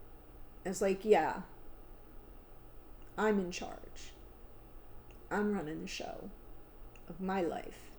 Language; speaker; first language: English; native; English